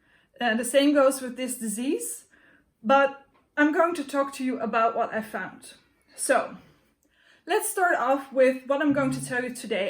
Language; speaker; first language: English; non-native, fluent; Dutch